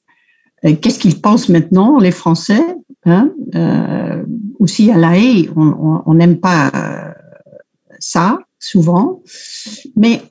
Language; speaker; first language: French; non-native, fluent; Dutch